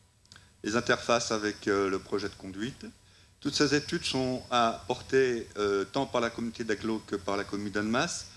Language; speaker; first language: French; native; French